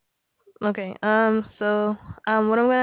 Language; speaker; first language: English; native; English